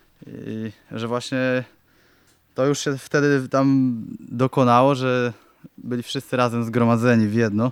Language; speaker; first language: Polish; native; Polish